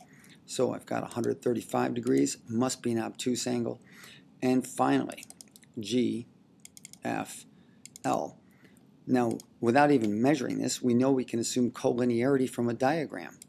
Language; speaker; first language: English; native; English